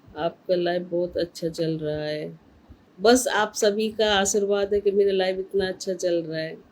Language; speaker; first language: Hindi; non-native, local second language; Bangla